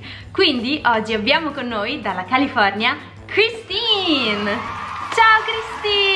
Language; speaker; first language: Italian; native; Italian